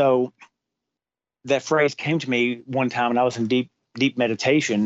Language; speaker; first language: English; native; English